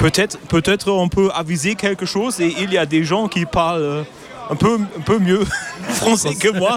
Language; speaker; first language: French; non-native, learner; German